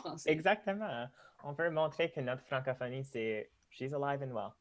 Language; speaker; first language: French; non-native, local second language; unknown